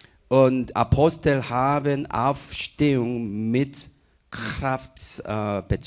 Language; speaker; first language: German; non-native, fluent; Korean